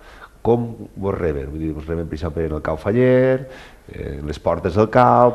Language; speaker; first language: Catalan; native; Catalan